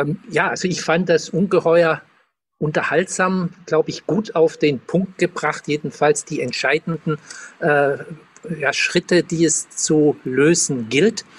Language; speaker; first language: German; native; German